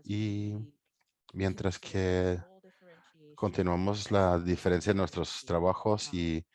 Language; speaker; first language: Spanish; non-native, fluent; English